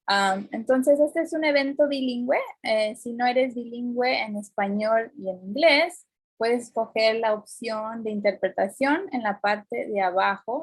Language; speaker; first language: Spanish; early bilingual, heritage; Spanish